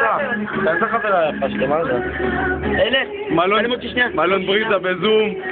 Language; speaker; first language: Hebrew; native; Hebrew